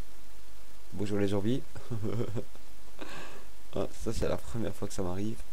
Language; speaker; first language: French; native; French